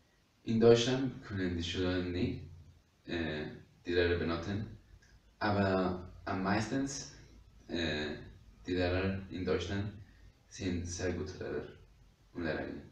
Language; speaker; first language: German; non-native, learner; Spanish